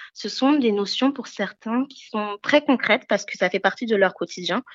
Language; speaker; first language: French; early bilingual, other home language; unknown